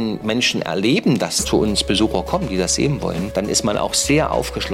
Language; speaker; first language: German; native; German